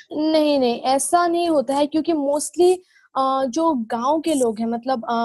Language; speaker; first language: Hindi; non-native, local second language; Assamese